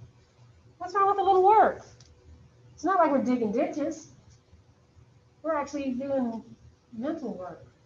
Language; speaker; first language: English; native; English